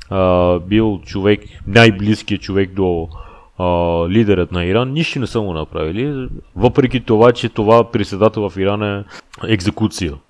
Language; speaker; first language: Bulgarian; non-native, fluent; Persian